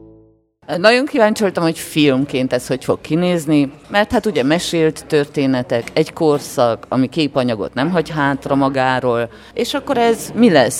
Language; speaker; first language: Hungarian; native; Hungarian